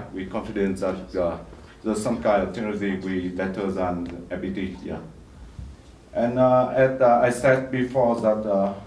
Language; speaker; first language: English; non-native, learner; Vietnamese